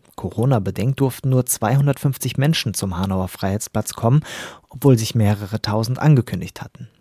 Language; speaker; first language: German; native; German